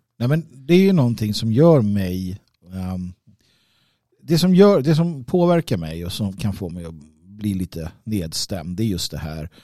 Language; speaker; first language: Swedish; native; Swedish